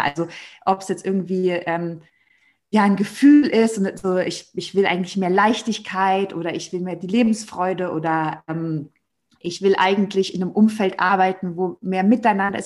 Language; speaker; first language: German; native; German